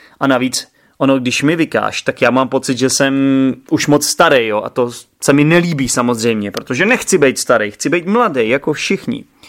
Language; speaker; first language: Czech; native; Czech